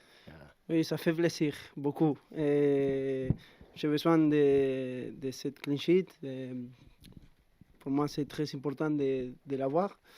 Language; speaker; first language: French; non-native, fluent; Spanish